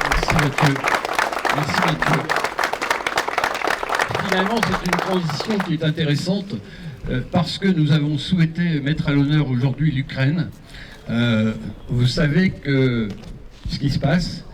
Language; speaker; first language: French; native; French